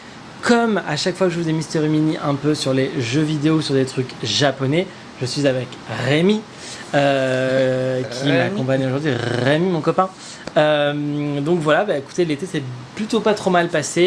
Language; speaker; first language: French; native; French